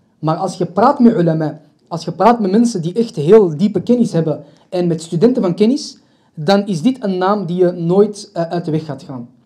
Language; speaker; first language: Dutch; early bilingual, other home language; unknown